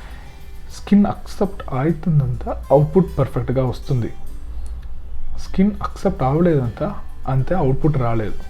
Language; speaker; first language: Telugu; non-native, learner; Kannada